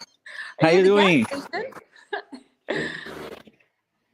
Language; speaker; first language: English; non-native, learner; Italian